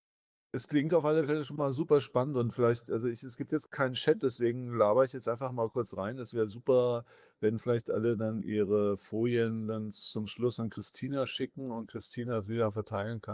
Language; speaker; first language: German; native; German